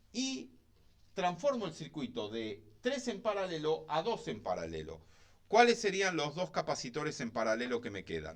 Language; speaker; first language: Spanish; native; Spanish